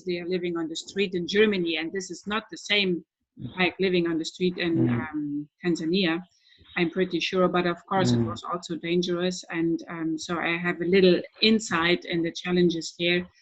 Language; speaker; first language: English; non-native, fluent; German